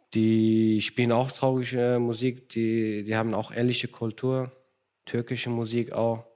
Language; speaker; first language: German; non-native, fluent; Kurdish